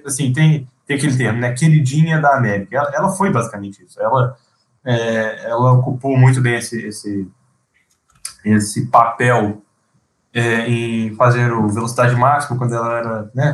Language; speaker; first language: Portuguese; native; Portuguese